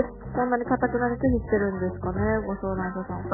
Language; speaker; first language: Japanese; native; Japanese